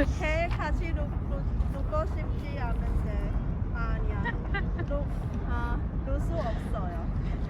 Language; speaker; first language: Korean; non-native, learner; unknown